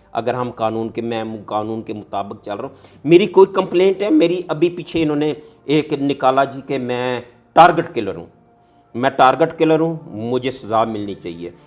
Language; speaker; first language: Urdu; non-native, local second language; Punjabi